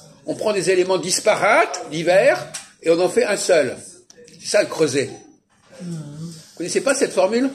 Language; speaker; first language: French; native; French